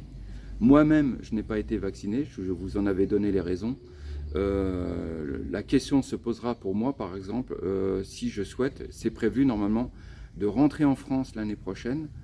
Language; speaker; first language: French; native; French